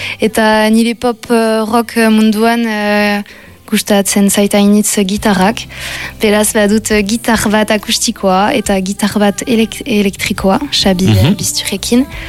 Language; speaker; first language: Basque; non-native, local second language; French